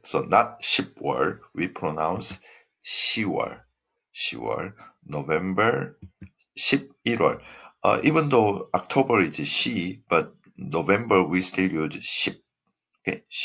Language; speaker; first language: English; non-native, fluent; Korean